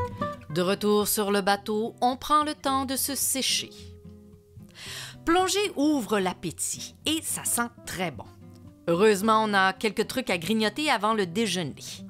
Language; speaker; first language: French; native; French